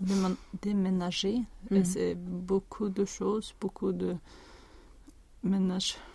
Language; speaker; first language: French; non-native, learner; Swedish